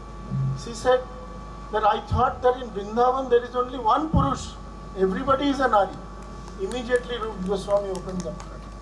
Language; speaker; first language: English; non-native, local second language; Bangla